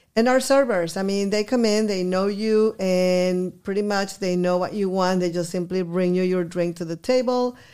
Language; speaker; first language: English; non-native, fluent; Spanish